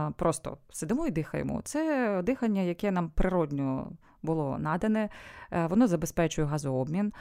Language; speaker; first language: Ukrainian; non-native, local second language; Russian